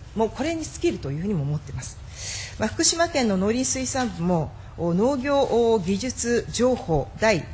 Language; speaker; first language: Japanese; native; Japanese